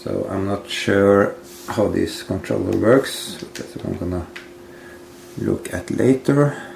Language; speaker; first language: English; non-native, fluent; Norwegian